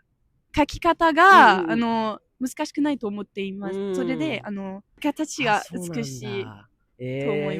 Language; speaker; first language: Japanese; non-native, learner; French